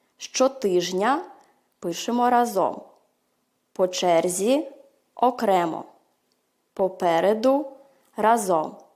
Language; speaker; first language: Ukrainian; early bilingual, heritage; Ukrainian